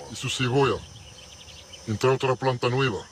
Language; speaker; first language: Spanish; non-native, learner; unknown